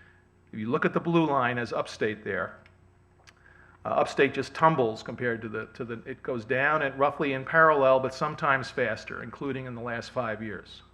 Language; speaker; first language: English; native; English